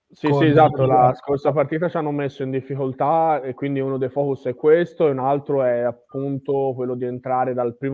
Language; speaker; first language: Italian; native; Italian